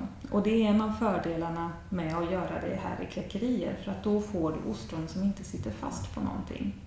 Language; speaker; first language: Swedish; native; Swedish